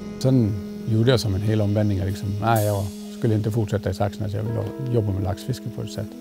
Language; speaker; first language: Swedish; native; Swedish